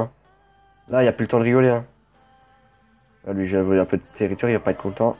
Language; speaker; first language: French; native; French